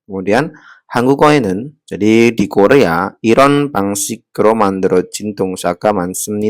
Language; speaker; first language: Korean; non-native, learner; Indonesian